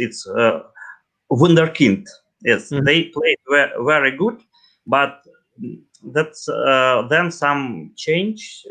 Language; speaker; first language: English; non-native, learner; Russian